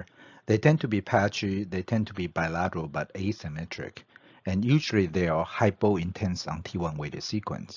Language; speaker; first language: English; non-native, fluent; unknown